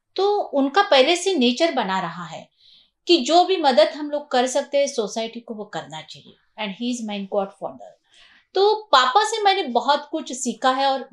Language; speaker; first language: Hindi; non-native, local second language; Marathi